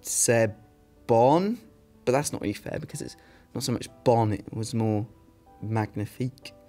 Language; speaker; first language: English; native; English